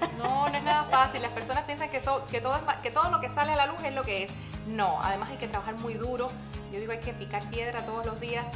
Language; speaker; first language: Spanish; native; Spanish